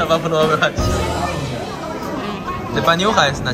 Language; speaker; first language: Russian; non-native, learner; Chinese